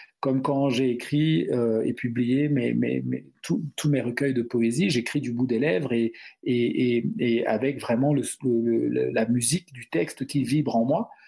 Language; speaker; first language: French; non-native, local second language; Duala